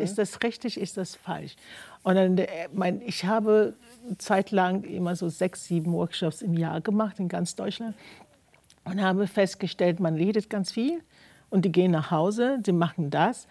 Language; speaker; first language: German; non-native, fluent; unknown